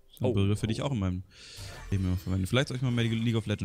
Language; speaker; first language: German; native; German